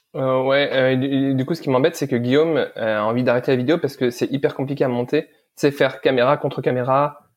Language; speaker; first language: French; early bilingual, other home language; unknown